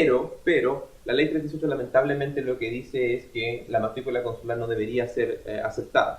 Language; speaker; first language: Spanish; native; Spanish